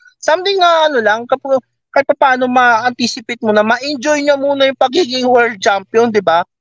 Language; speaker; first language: Filipino; native; Filipino